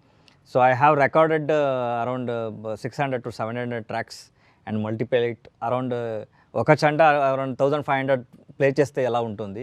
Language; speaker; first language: Telugu; non-native, learner; Kannada